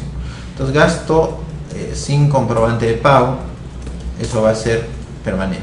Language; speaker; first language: Spanish; native; Spanish